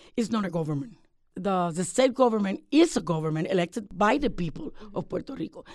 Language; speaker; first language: English; non-native, fluent; Spanish